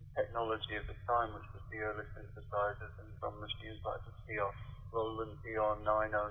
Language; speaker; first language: English; native; English